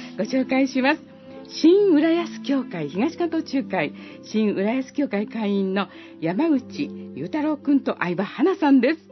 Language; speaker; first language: Japanese; native; Japanese